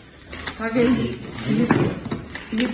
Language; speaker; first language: Chinese; native; Chinese